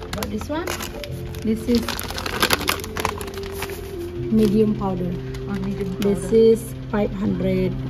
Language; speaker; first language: English; non-native, learner; Indonesian